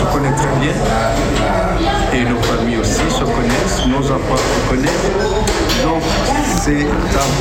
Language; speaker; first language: French; non-native, local second language; Rundi